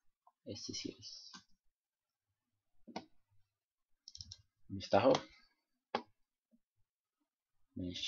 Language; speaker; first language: Arabic; native; Arabic